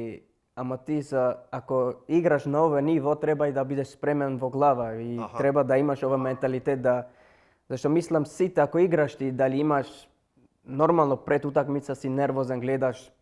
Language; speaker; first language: Macedonian; non-native, learner; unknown